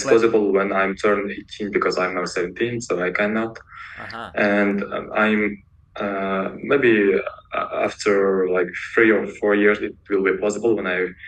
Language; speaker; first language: English; non-native, learner; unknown